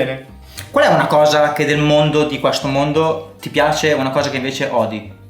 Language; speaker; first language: Italian; native; Italian